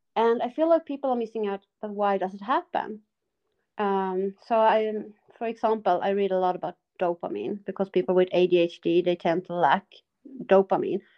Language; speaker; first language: English; non-native, fluent; Swedish